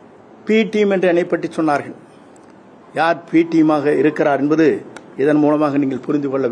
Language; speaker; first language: Tamil; native; Tamil